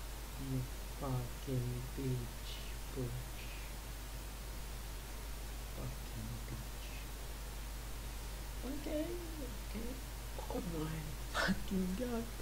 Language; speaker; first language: English; non-native, learner; Russian